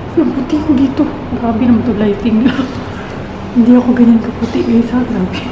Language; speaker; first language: Filipino; non-native, local second language; Cebuano